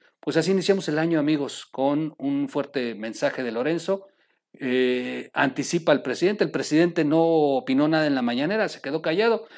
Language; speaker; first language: Spanish; native; Spanish